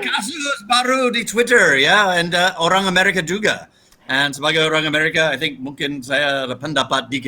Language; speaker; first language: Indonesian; non-native, fluent; English